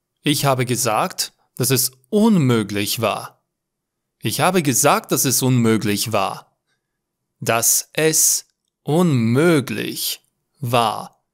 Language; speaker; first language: German; non-native, learner; Romanian